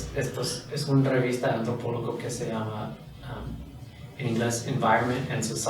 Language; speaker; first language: Spanish; non-native, fluent; English